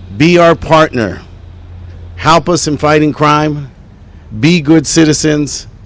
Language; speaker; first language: English; early bilingual, other home language; Spanish